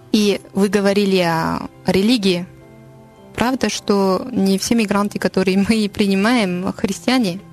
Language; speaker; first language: Russian; non-native, learner; French